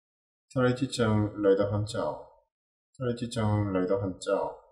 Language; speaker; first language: Chinese; non-native, learner; Korean